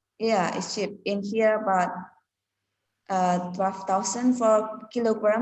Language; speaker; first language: English; non-native, learner; Indonesian